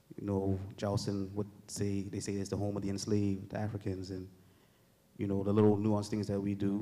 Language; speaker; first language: English; native; English